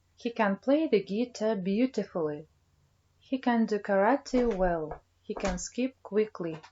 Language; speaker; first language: English; non-native, fluent; Kazakh